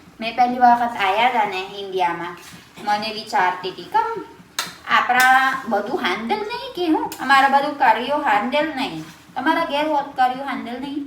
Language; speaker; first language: Gujarati; non-native, learner; Filipino